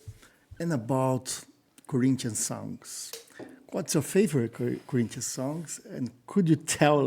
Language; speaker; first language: English; non-native, learner; Portuguese